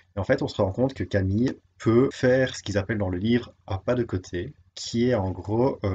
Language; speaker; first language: French; native; French